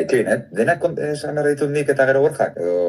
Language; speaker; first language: Basque; native; Basque